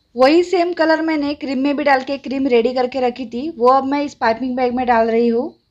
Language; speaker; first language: Hindi; non-native, local second language; Marathi